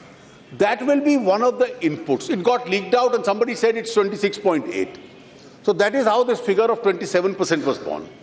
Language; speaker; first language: English; non-native, local second language; Hindi